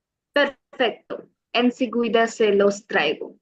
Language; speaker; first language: Spanish; non-native, learner; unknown